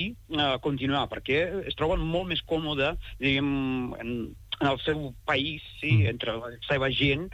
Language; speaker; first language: Catalan; non-native, fluent; Ukrainian